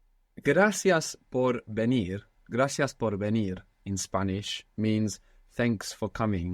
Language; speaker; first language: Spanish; non-native, fluent; English